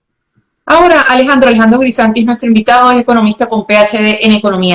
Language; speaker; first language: Spanish; native; Spanish